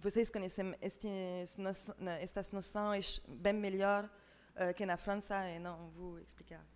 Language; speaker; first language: Portuguese; non-native, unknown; French